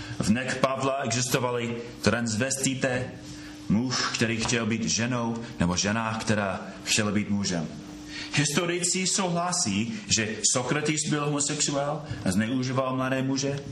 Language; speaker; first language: Czech; non-native, fluent; English